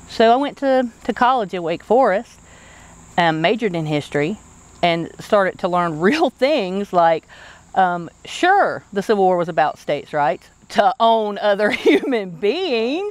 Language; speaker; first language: English; native; English